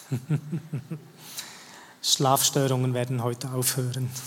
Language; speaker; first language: German; native; German